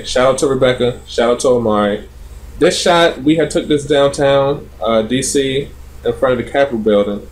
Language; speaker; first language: English; native; English